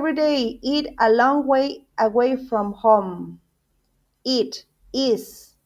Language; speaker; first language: English; non-native, fluent; Spanish